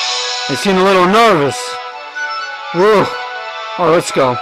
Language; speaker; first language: English; native; English